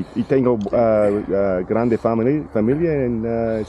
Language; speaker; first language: Spanish; non-native, learner; English